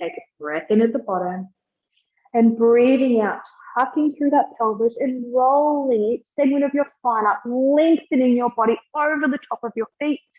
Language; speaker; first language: English; native; English